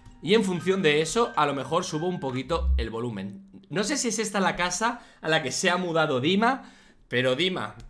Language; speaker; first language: Spanish; native; Spanish